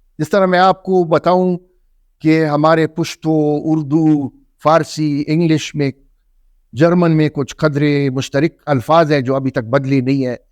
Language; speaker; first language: Urdu; non-native, local second language; Northern Hindko